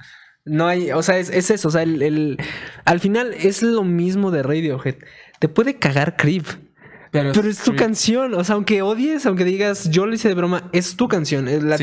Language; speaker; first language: Spanish; native; Spanish